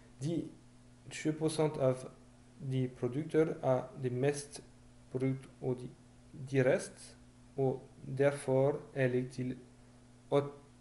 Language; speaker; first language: Norwegian; non-native, fluent; French